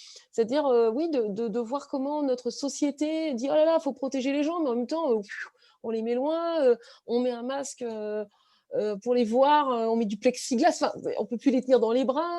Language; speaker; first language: French; native; French